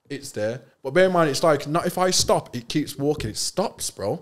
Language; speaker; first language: English; native; English